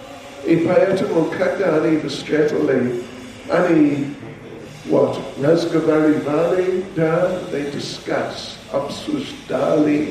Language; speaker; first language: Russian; non-native, learner; English